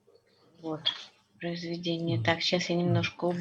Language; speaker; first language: Russian; native; Russian